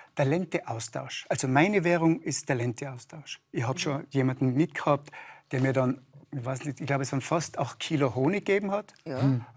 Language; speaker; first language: German; native; German